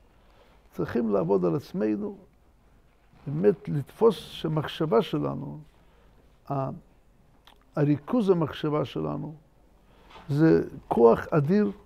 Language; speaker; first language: Hebrew; non-native, fluent; Russian